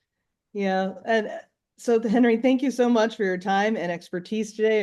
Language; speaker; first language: English; native; English